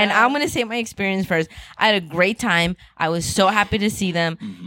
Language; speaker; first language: English; native; English